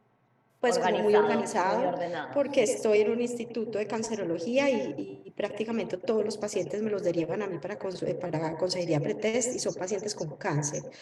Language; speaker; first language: Spanish; native; Spanish